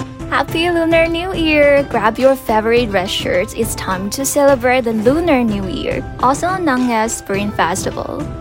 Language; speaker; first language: English; non-native, fluent; Chinese